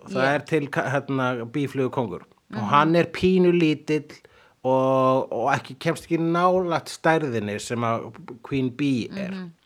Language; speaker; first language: Icelandic; native; Icelandic